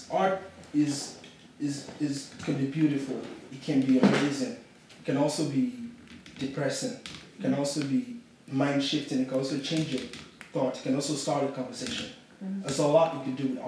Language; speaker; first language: English; non-native, local second language; Yoruba